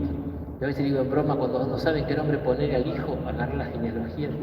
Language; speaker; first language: Spanish; native; Spanish